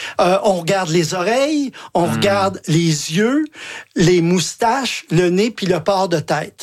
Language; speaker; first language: French; native; French